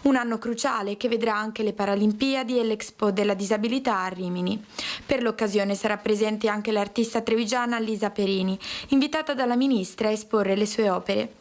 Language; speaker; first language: Italian; native; Italian